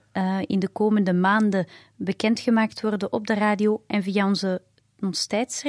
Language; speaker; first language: Dutch; native; Dutch